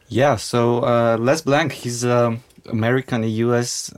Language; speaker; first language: English; non-native, fluent; Macedonian